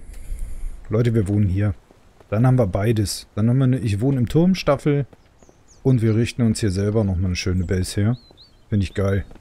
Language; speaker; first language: German; native; German